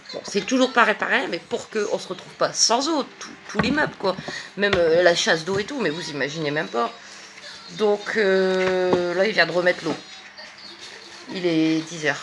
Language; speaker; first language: French; native; French